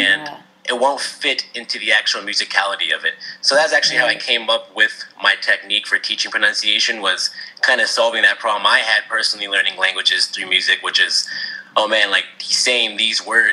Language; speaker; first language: English; native; English